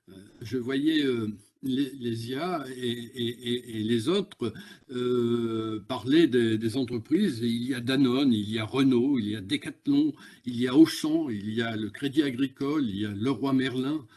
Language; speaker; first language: French; native; French